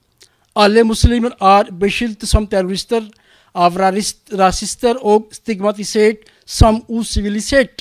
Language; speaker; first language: Norwegian; non-native, learner; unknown